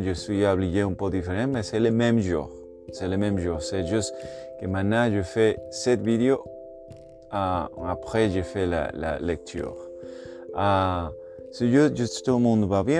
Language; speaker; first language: French; non-native, learner; Spanish